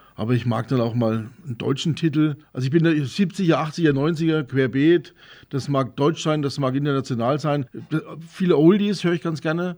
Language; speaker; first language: German; native; German